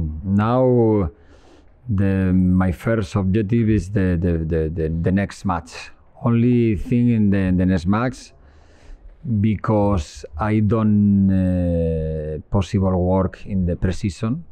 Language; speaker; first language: English; non-native, learner; Spanish